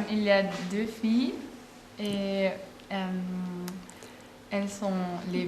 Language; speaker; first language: French; non-native, learner; German